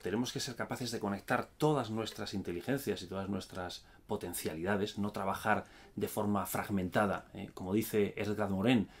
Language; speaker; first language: Spanish; native; Spanish